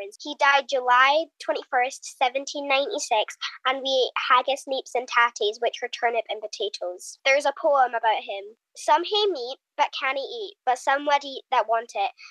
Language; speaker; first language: English; native; English